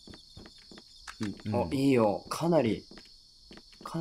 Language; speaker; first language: Japanese; native; Japanese